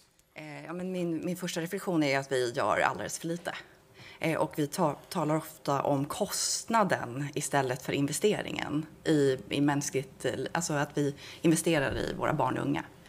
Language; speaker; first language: Swedish; native; Swedish